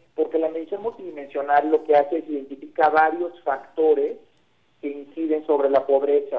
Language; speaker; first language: Spanish; native; Spanish